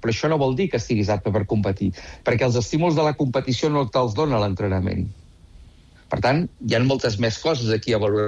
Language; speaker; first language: Catalan; native; Catalan